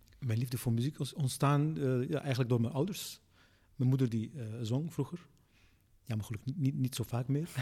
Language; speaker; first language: Dutch; early bilingual, other home language; Arabic